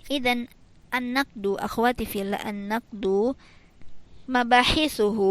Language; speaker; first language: Arabic; non-native, fluent; Indonesian